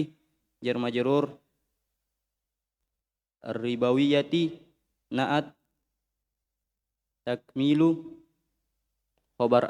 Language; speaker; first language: Arabic; non-native, learner; Indonesian